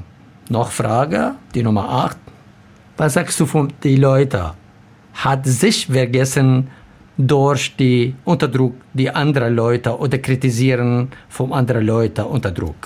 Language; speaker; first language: German; non-native, learner; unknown